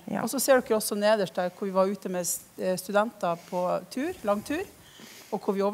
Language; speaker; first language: Norwegian; native; Norwegian